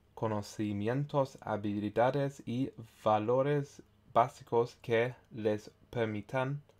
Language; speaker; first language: Spanish; non-native, learner; English